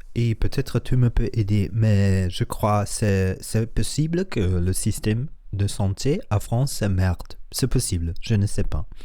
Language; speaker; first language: French; non-native, learner; Spanish